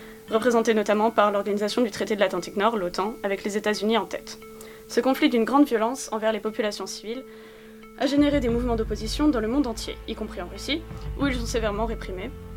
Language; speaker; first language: French; native; French